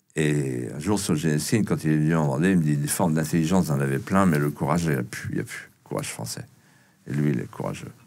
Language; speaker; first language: French; native; French